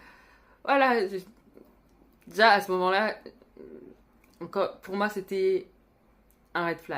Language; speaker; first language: French; native; French